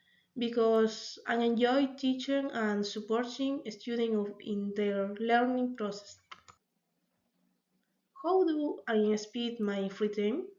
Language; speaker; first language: English; non-native, learner; Spanish